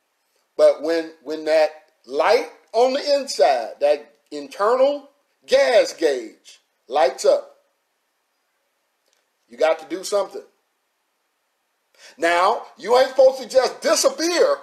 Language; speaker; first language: English; native; English